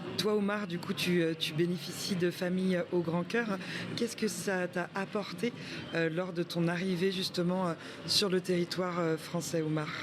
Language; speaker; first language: French; native; French